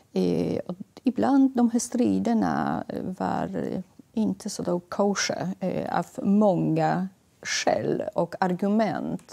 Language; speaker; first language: Swedish; non-native, fluent; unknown